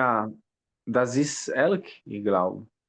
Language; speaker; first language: German; non-native, learner; Portuguese